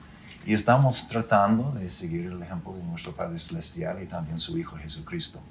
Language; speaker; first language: Spanish; non-native, fluent; English